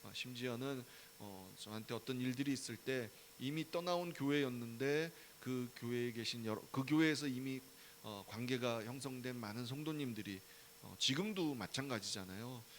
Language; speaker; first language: Korean; native; Korean